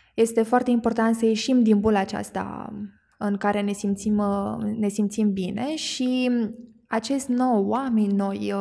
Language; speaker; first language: Romanian; native; Romanian